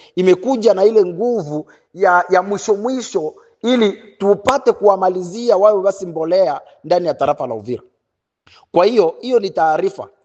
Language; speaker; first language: Swahili; native; Swahili